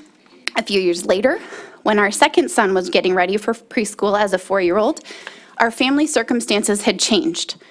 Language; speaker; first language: English; native; English